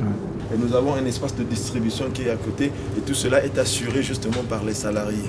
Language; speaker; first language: French; native; French